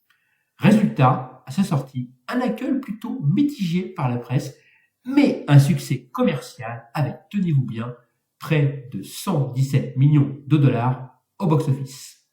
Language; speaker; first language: French; native; French